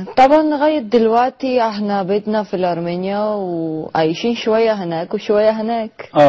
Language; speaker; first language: Arabic; non-native, learner; Armenian